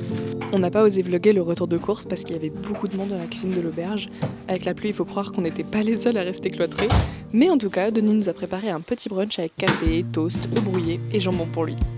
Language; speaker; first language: French; native; French